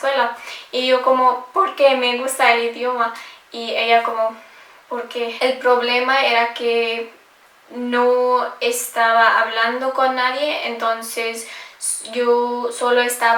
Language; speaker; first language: Spanish; non-native, learner; English